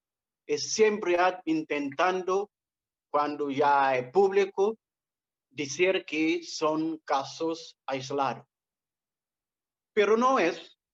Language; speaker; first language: Spanish; non-native, fluent; Portuguese